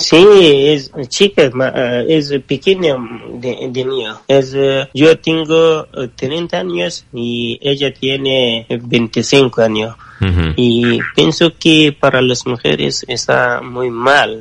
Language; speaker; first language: Spanish; non-native, learner; Persian